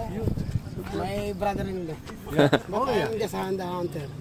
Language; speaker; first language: English; non-native, learner; Filipino